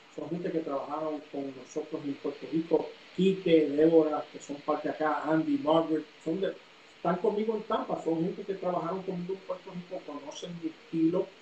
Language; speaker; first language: Spanish; early bilingual, heritage; Spanish